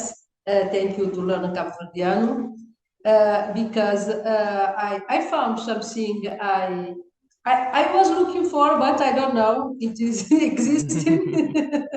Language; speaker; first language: English; non-native, learner; Kabuverdianu